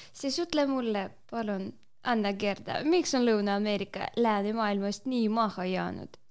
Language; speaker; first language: Estonian; non-native, local second language; Russian